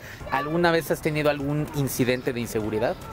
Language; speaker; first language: Spanish; native; Spanish